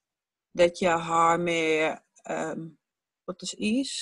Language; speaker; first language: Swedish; non-native, learner; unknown